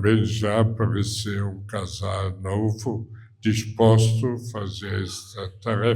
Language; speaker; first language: Portuguese; non-native, fluent; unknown